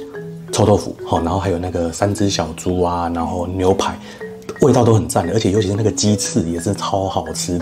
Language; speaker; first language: Chinese; native; Chinese